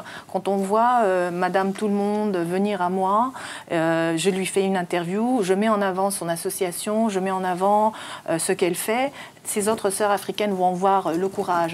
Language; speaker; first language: French; native; French